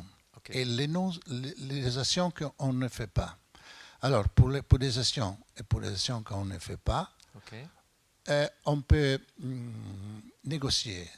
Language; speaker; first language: French; non-native, fluent; Italian